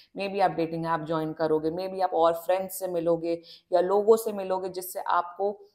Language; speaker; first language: Hindi; native; Hindi